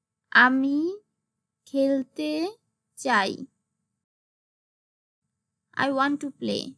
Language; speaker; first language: English; non-native, local second language; Bangla